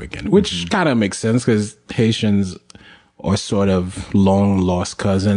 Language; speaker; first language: English; non-native, fluent; Haitian Creole